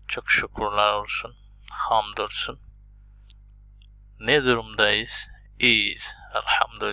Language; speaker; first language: Turkish; non-native, learner; Bangla